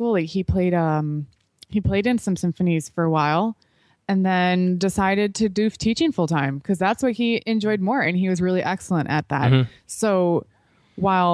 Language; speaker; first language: English; native; English